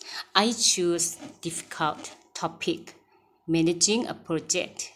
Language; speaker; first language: English; non-native, learner; Thai